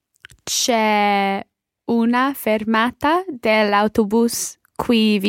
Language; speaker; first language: Italian; non-native, learner; English